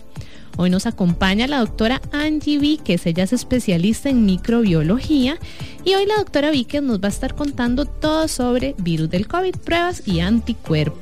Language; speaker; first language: Spanish; native; Spanish